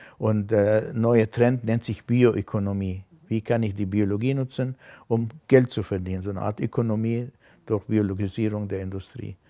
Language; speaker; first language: German; non-native, fluent; Armenian